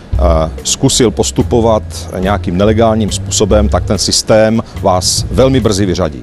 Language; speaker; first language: Czech; native; Czech